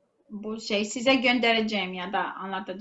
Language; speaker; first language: Turkish; non-native, fluent; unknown